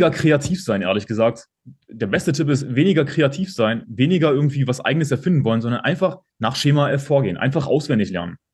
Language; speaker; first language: German; native; German